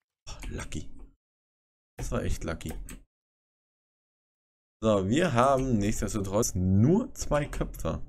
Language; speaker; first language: German; native; German